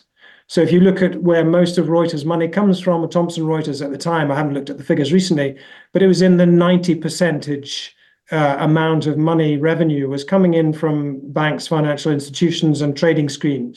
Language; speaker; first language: English; native; English